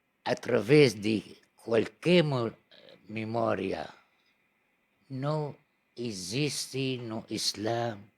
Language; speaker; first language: Portuguese; non-native, learner; Arabic